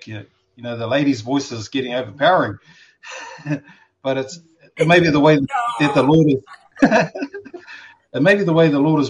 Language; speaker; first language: English; native; English